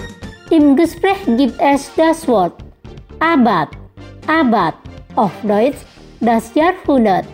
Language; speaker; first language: German; non-native, fluent; Indonesian